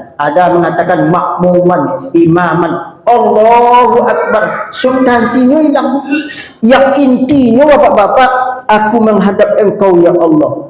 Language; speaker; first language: Malay; non-native, local second language; Minangkabau